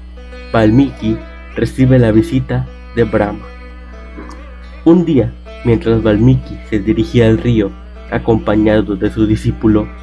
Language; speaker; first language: Spanish; native; Spanish